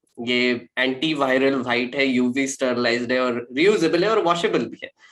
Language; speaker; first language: Hindi; non-native, local second language; Marathi